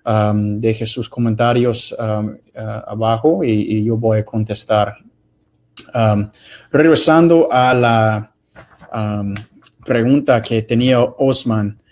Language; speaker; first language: Spanish; non-native, fluent; English